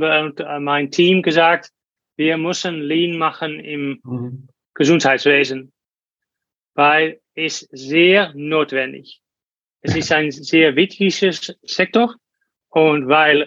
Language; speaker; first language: German; non-native, learner; Dutch